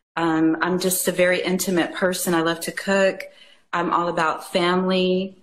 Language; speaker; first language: English; non-native, fluent; Japanese